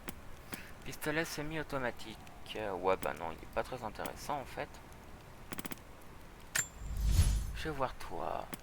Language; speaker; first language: French; native; French